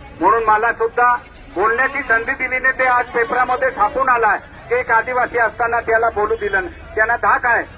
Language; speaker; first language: Marathi; non-native, local second language; Bhili